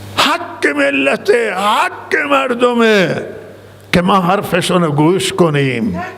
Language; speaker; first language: Persian; non-native, local second language; Baluchi